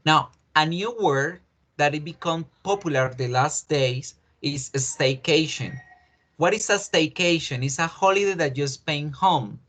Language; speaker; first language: English; non-native, fluent; Spanish